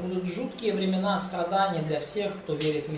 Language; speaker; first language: Russian; native; Russian